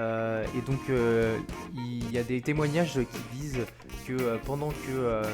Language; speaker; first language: French; native; French